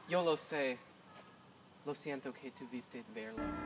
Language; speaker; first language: Spanish; non-native, learner; English